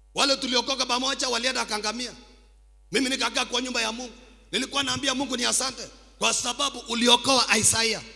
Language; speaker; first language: Swahili; non-native, local second language; Kalenjin